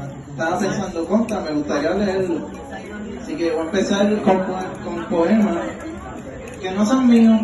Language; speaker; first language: Spanish; native; Spanish